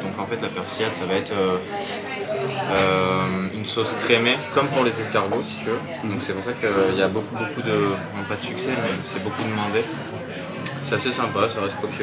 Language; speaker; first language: French; native; French